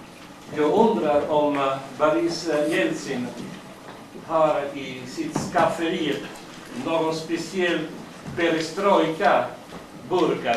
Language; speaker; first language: Swedish; non-native, fluent; Italian